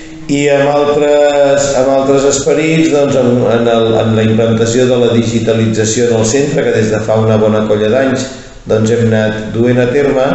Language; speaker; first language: Catalan; native; Catalan